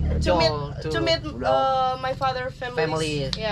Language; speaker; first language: English; non-native, learner; Sundanese